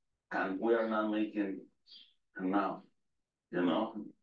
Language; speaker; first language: English; non-native, learner; Spanish